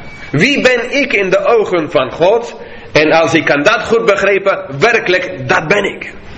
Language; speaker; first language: Dutch; non-native, fluent; English